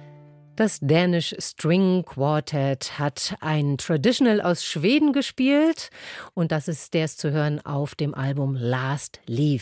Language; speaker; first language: German; native; German